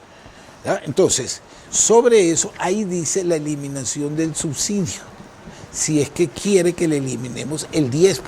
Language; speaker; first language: Spanish; native; Spanish